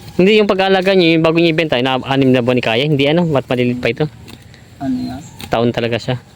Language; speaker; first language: Filipino; native; Filipino